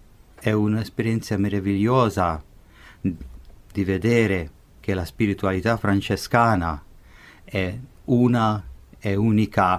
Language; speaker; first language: Italian; non-native, fluent; Hungarian